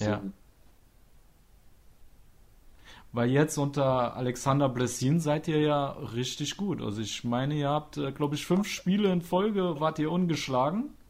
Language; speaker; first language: German; native; German